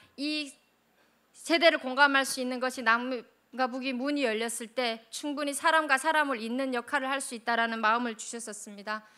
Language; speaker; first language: Korean; native; Korean